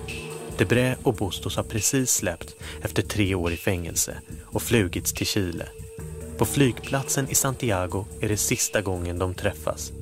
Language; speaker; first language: Swedish; native; Swedish